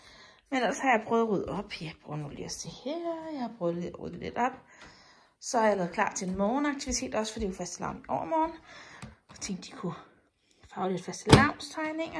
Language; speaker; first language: Danish; native; Danish